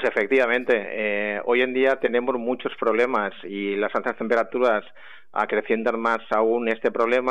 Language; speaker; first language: Spanish; native; Spanish